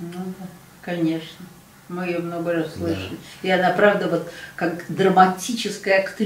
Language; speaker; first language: Russian; native; Russian